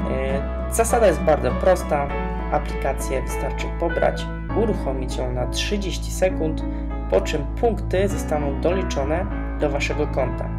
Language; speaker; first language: Polish; native; Polish